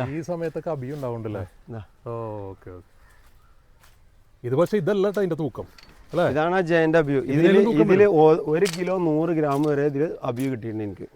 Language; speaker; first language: Malayalam; native; Malayalam